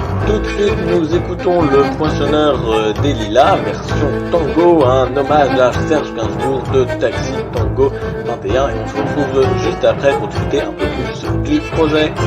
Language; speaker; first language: French; native; French